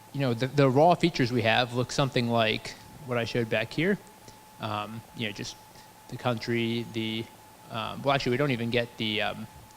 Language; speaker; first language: English; native; English